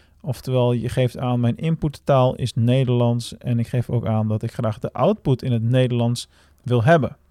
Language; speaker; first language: Dutch; native; Dutch